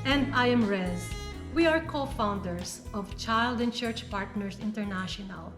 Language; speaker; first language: English; non-native, local second language; Filipino